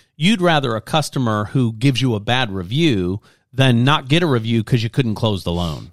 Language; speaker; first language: English; native; English